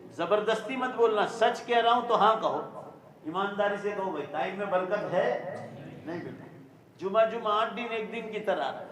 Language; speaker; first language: Urdu; non-native, local second language; Gujarati